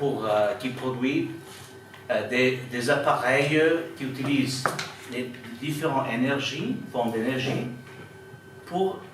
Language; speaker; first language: French; non-native, fluent; Italian